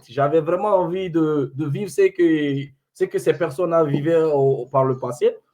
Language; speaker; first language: French; non-native, local second language; Fula